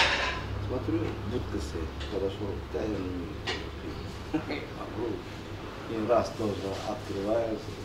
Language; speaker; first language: Russian; non-native, local second language; Uzbek